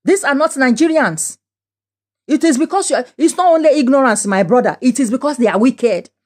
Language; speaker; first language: English; non-native, local second language; Yoruba